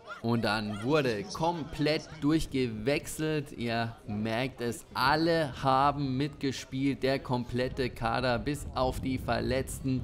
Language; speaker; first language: German; native; German